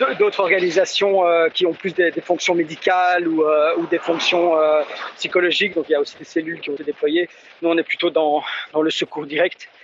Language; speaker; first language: French; native; French